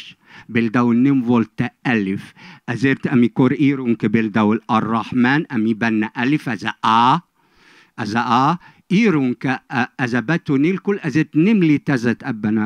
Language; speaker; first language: Hungarian; non-native, fluent; Arabic